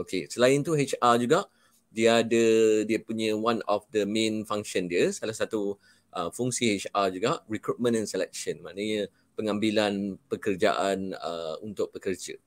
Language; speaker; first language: Malay; native; Malay